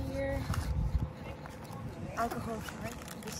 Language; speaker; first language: English; non-native, fluent; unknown